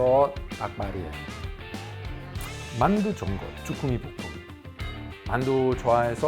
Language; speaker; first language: Korean; non-native, learner; Italian